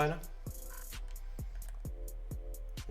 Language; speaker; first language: German; native; German